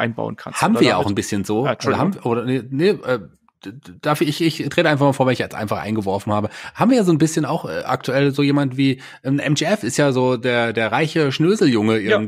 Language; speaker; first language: German; native; German